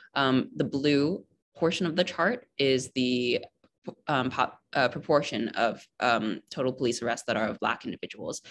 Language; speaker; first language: English; native; English